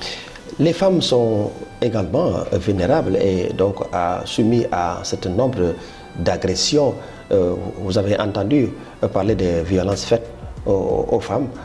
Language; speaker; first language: French; native; French